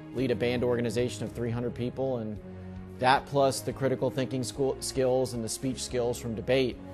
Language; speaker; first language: English; native; English